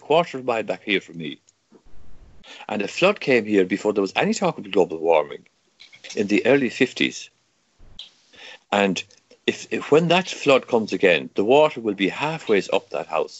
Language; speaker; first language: English; non-native, local second language; Irish